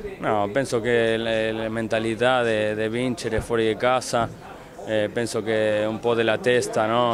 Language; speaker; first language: Italian; non-native, fluent; Spanish